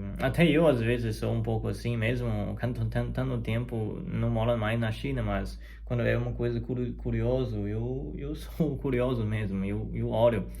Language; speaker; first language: Portuguese; non-native, fluent; Chinese